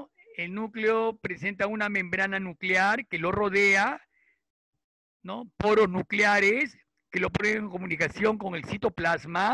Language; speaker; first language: Spanish; native; Spanish